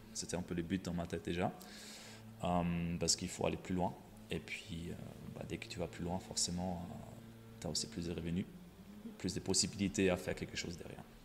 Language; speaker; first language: French; non-native, fluent; German